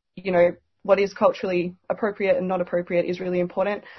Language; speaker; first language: English; native; English